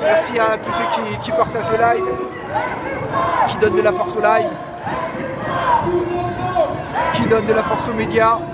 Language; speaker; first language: French; native; French